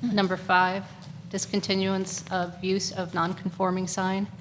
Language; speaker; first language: English; native; English